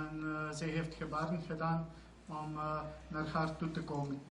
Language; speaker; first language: Dutch; non-native, fluent; Croatian